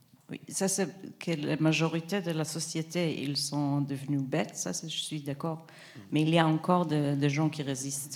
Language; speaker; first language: French; non-native, fluent; Hebrew